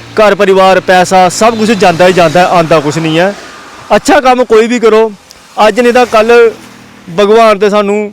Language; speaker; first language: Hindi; non-native, local second language; Dogri